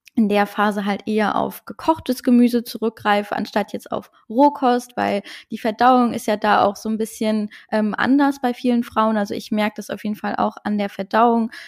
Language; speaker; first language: German; non-native, local second language; Luxembourgish